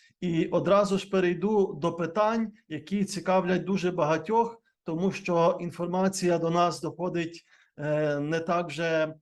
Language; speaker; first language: Ukrainian; native; Ukrainian